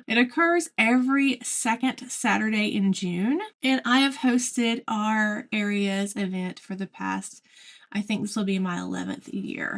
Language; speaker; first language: English; native; English